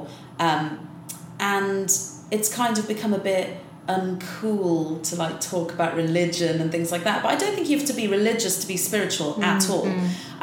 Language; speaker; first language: English; native; English